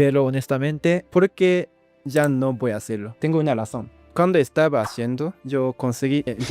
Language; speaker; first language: Spanish; non-native, learner; Japanese